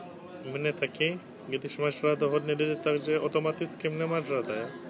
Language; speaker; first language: Czech; non-native, learner; Turkish